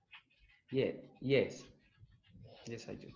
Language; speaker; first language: English; non-native, learner; Spanish